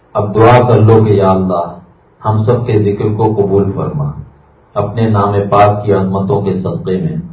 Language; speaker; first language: Urdu; native; Urdu